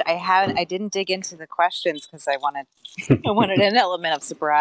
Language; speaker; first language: English; native; English